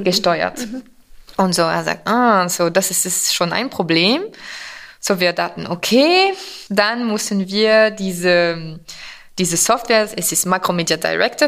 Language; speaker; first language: German; non-native, fluent; French